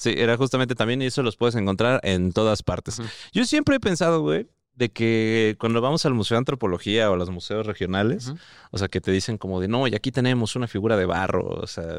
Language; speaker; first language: Spanish; native; Spanish